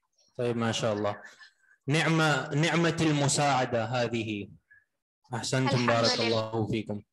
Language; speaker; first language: Arabic; non-native, fluent; Urdu